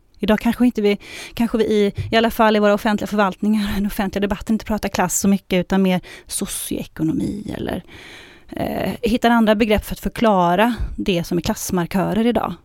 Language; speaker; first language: Swedish; early bilingual, other home language; Arabic